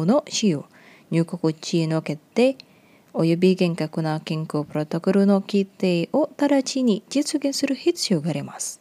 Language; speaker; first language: Japanese; non-native, fluent; Indonesian